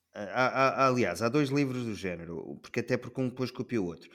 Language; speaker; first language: Portuguese; early bilingual, heritage; Portuguese